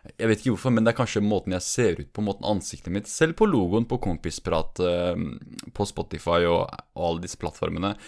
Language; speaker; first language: Norwegian; native; Norwegian